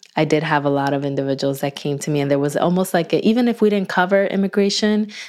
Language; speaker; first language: English; native; English